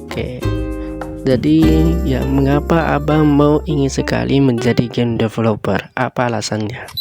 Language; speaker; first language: Indonesian; native; Indonesian